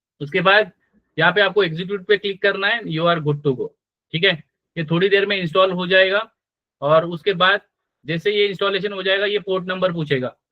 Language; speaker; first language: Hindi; non-native, local second language; Marathi